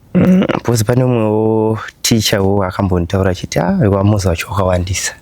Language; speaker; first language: Shona; native; Shona